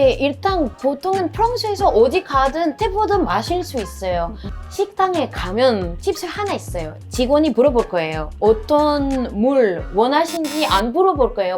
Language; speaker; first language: Korean; non-native, fluent; French